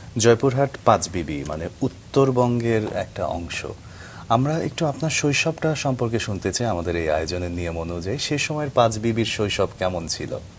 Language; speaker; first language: Bangla; native; Bangla